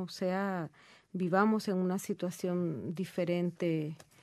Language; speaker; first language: Spanish; native; Spanish